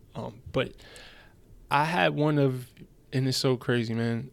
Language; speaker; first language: English; early bilingual, other home language; German